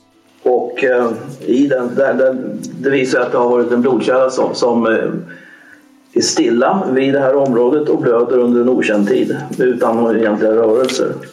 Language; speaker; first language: Swedish; native; Swedish